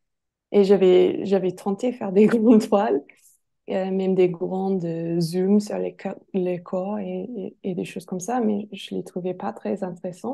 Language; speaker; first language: French; non-native, fluent; English